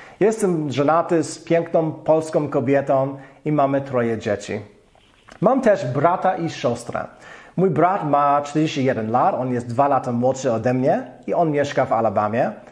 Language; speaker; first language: Polish; non-native, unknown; English